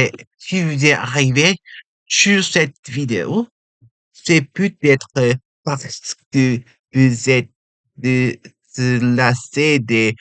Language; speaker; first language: French; non-native, learner; Japanese